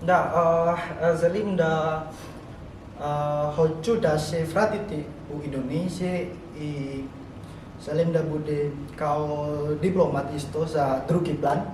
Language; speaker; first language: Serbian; non-native, learner; Indonesian